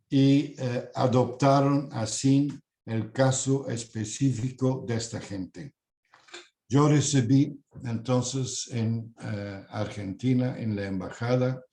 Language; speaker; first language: Spanish; non-native, fluent; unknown